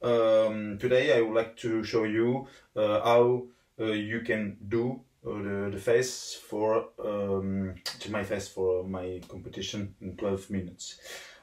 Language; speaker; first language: English; non-native, learner; Italian